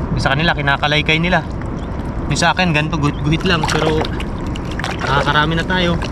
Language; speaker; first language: Filipino; native; Filipino